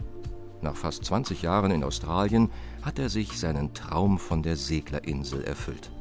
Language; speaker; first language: German; native; German